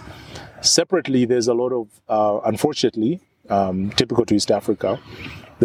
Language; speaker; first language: English; non-native, local second language; Ganda